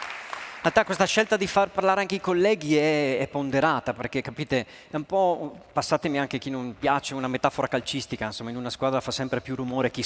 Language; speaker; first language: Italian; native; Italian